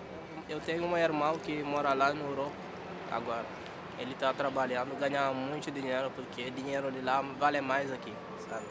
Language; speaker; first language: Portuguese; non-native, learner; Wolof